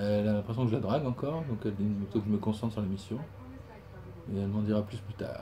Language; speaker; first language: French; native; French